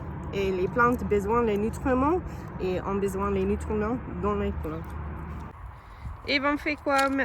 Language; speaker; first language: French; non-native, learner; English